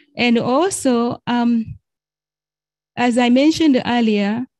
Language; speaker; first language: English; non-native, fluent; Arabic